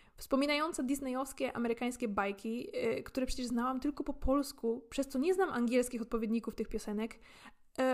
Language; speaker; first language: Polish; native; Polish